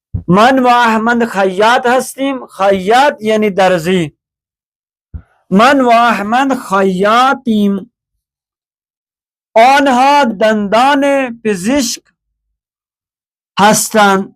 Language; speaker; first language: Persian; non-native, fluent; Urdu